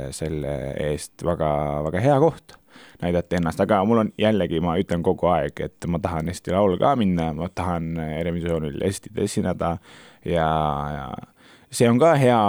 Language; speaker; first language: Estonian; non-native, learner; Turkish